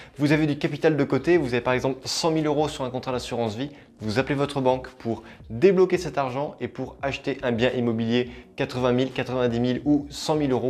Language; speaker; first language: French; native; French